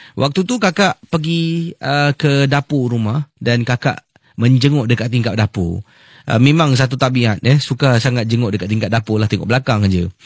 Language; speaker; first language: Malay; native; Malay